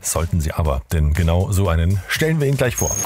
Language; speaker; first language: German; native; German